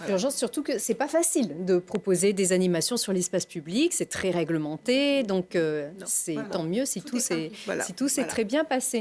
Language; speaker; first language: French; native; French